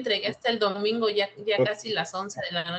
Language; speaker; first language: Spanish; native; Spanish